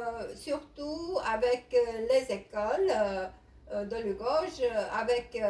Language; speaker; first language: French; non-native, fluent; Romanian